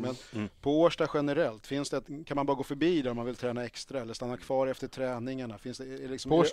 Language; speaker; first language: Swedish; native; Swedish